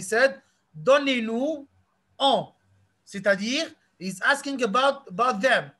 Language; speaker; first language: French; non-native, fluent; Arabic